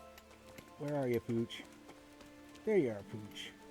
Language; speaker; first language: English; native; English